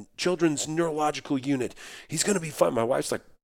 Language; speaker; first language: English; native; English